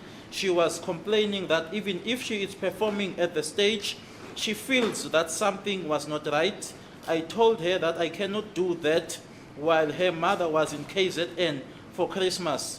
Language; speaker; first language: English; non-native, local second language; Zulu